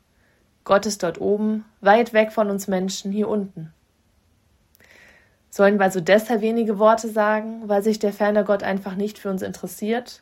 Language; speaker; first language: German; native; German